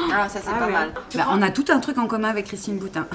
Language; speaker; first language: French; native; French